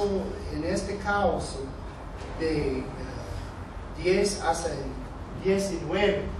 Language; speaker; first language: Spanish; non-native, fluent; English